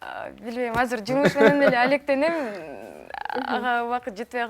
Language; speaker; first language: Kyrgyz; non-native, local second language; Uyghur